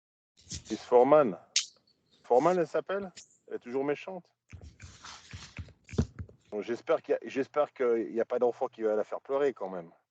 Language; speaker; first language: French; native; French